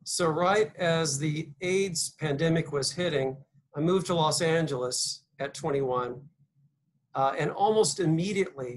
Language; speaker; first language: English; native; English